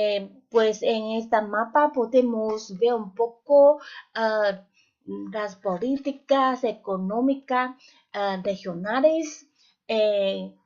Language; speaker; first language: Spanish; non-native, fluent; Chinese